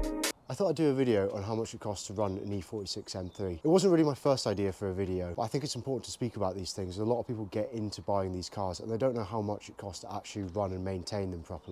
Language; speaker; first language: English; native; English